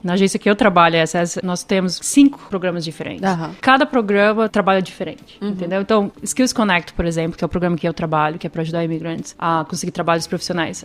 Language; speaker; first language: Portuguese; native; Portuguese